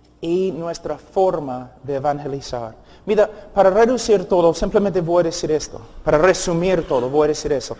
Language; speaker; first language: Spanish; non-native, fluent; English